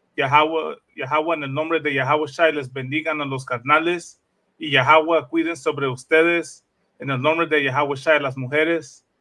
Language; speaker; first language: Spanish; early bilingual, heritage; Spanish